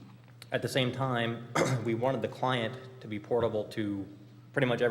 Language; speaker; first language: English; native; English